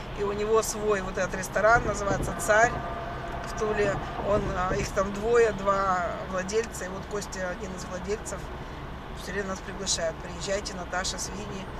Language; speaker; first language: Russian; native; Russian